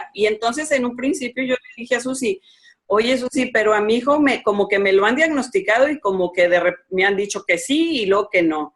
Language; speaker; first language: Spanish; native; Spanish